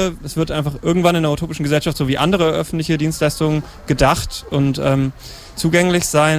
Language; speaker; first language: German; native; German